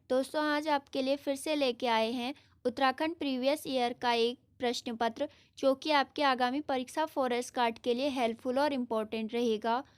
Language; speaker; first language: Hindi; native; Hindi